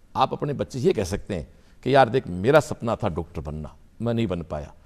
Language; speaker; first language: Hindi; native; Hindi